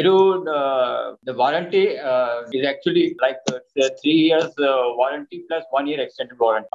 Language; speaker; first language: Telugu; non-native, local second language; Hindi